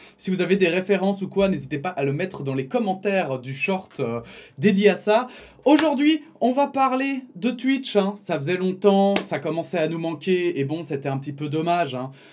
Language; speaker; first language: French; native; French